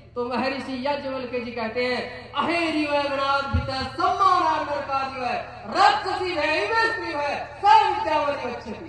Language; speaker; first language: Hindi; native; Hindi